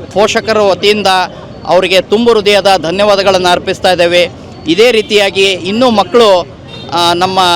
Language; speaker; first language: Kannada; native; Kannada